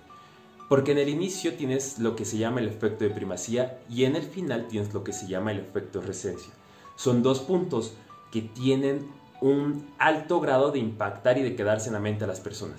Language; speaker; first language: Spanish; native; Spanish